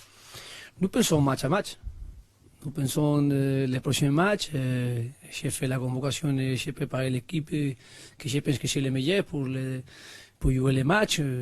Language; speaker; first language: French; non-native, learner; Spanish